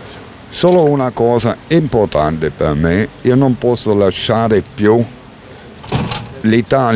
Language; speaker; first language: Italian; non-native, learner; German